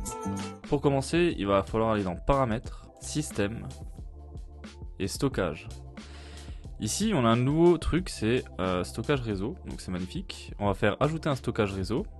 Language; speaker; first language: French; native; French